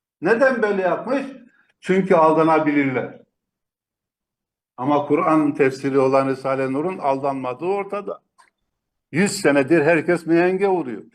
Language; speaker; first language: Turkish; native; Turkish